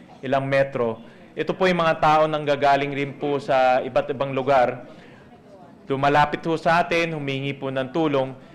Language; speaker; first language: Filipino; native; Filipino